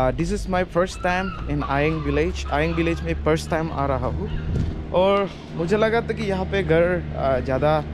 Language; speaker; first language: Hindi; non-native, local second language; Adi